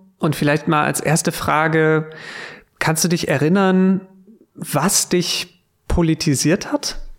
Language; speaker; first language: German; native; German